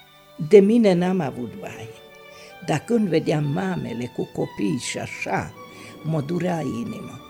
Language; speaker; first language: Romanian; non-native, local second language; Hungarian